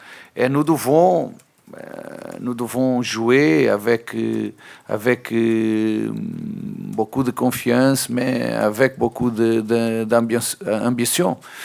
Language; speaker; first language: French; non-native, fluent; Portuguese